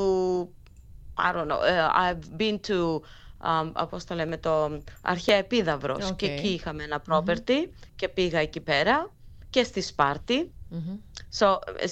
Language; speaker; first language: English; non-native, fluent; Greek